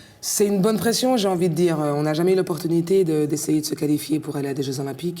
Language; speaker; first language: French; native; French